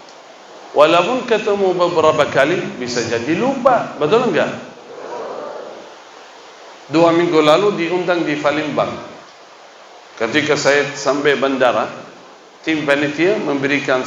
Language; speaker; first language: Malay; non-native, fluent; Arabic